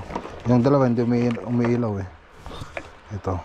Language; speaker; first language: Filipino; native; Filipino